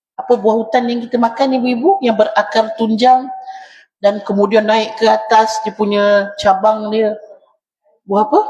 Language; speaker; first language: Malay; native; Malay